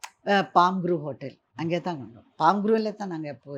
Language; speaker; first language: Tamil; non-native, learner; Malayalam